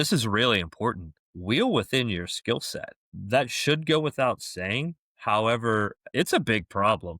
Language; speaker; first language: English; native; English